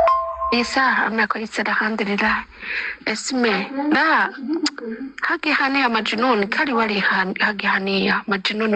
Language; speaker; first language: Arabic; non-native, learner; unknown